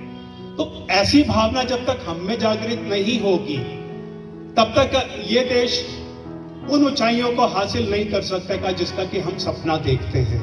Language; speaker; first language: Hindi; native; Hindi